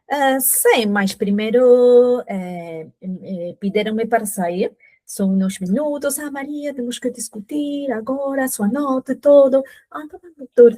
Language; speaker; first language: Portuguese; non-native, fluent; Spanish